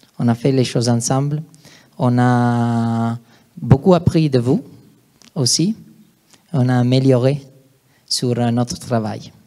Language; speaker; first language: French; non-native, fluent; Italian